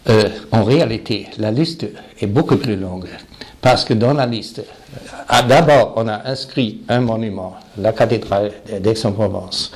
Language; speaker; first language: French; non-native, fluent; German